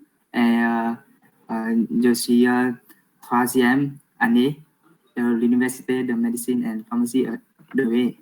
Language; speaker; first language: French; non-native, learner; Vietnamese